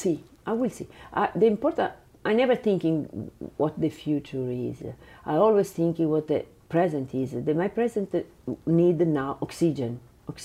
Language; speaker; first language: English; non-native, learner; Italian